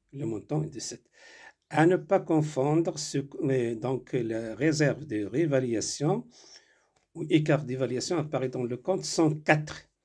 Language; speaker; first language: French; non-native, local second language; Arabic